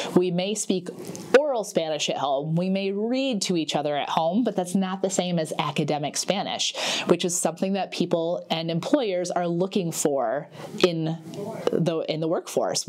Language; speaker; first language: English; native; English